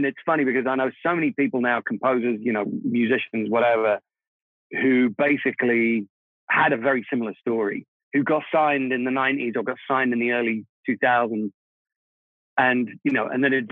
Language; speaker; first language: English; non-native, local second language; Czech